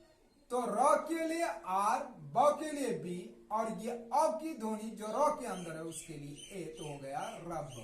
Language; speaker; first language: Hindi; native; Hindi